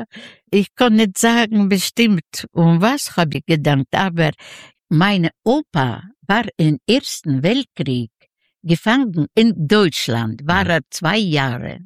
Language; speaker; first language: German; non-native, learner; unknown